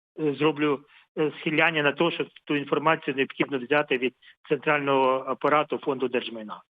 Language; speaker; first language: Ukrainian; native; Ukrainian